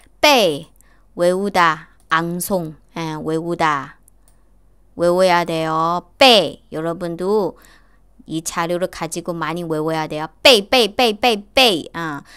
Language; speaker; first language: Korean; non-native, fluent; Chinese